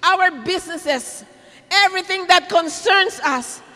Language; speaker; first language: English; non-native, local second language; Filipino